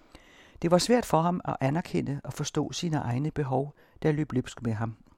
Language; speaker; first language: Danish; native; Danish